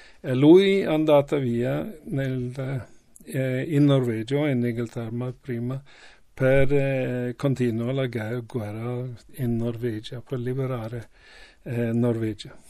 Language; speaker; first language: Italian; non-native, learner; Norwegian